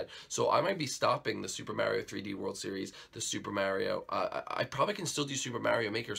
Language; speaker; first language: English; native; English